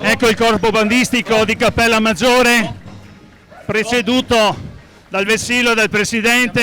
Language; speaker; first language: Italian; native; Italian